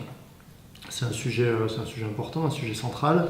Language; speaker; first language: French; native; French